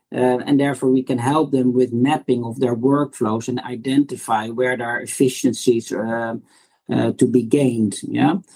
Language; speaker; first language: English; non-native, fluent; Dutch